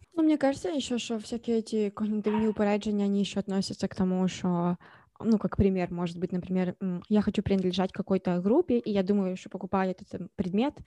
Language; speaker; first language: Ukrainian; non-native, local second language; Russian